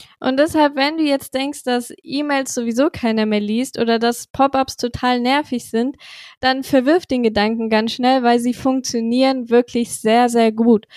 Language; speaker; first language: German; native; German